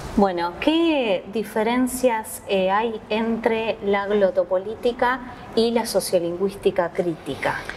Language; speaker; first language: Spanish; native; Spanish